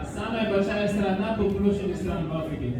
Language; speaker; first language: Russian; non-native, fluent; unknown